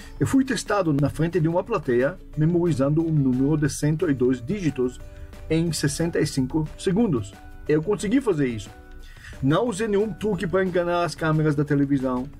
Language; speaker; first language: Portuguese; non-native, fluent; French